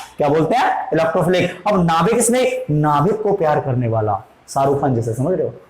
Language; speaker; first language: Hindi; native; Hindi